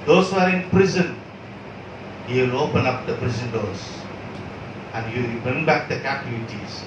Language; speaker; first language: English; non-native, local second language; Tamil